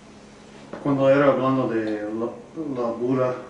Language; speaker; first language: Spanish; non-native, learner; English